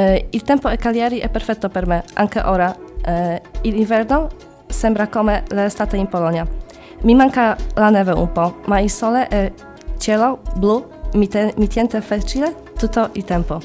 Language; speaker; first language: Italian; non-native, learner; Polish